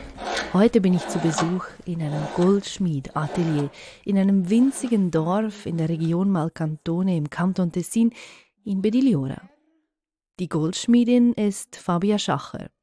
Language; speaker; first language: German; native; German